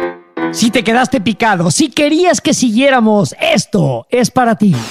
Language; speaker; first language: Spanish; native; Spanish